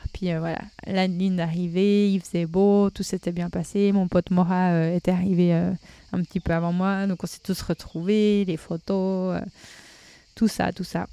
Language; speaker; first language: French; native; French